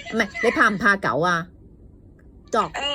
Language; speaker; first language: Cantonese; native; Cantonese